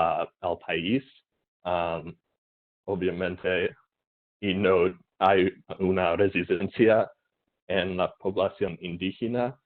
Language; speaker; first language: Spanish; non-native, learner; English